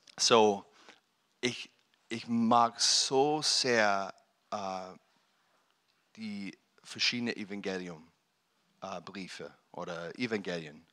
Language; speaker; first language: German; non-native, learner; English